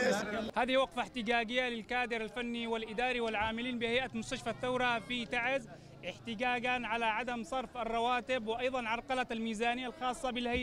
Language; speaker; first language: Arabic; native; Arabic